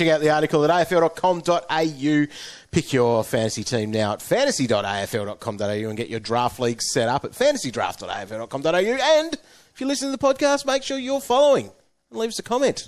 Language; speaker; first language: English; native; English